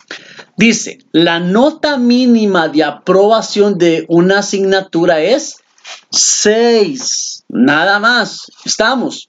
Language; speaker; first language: Spanish; native; Spanish